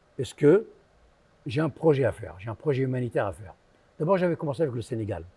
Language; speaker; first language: French; early bilingual, other home language; Arabic